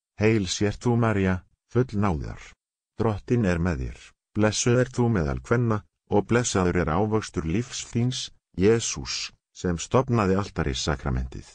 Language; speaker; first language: Icelandic; non-native, learner; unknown